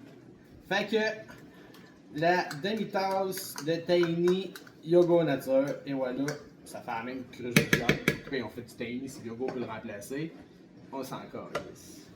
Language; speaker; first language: French; native; French